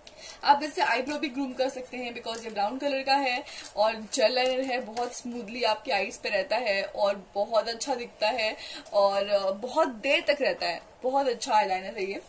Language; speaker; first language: Hindi; native; Hindi